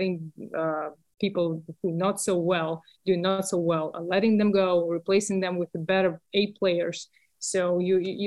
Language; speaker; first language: English; non-native, fluent; Russian